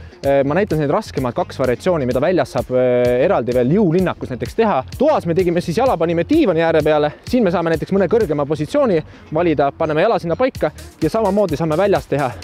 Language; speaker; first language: Estonian; native; Estonian